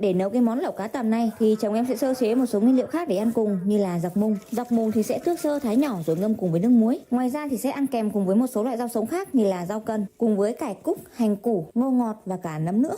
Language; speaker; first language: Vietnamese; native; Vietnamese